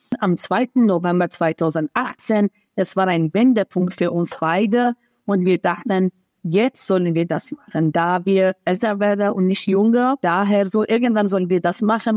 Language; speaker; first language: German; non-native, fluent; Persian